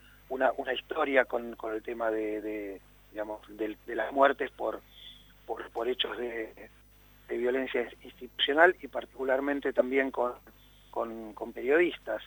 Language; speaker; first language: Spanish; native; Spanish